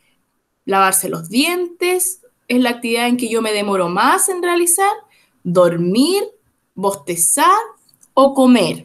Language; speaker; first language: Spanish; native; Spanish